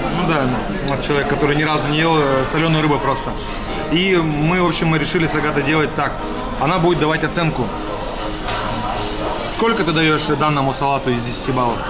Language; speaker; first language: Russian; native; Russian